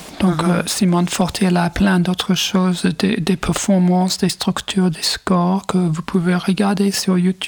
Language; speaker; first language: French; non-native, fluent; English